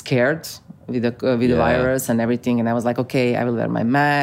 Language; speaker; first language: English; non-native, fluent; Croatian